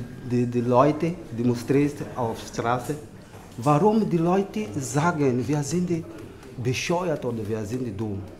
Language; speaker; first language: German; non-native, learner; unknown